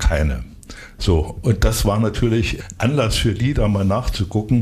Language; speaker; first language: German; native; German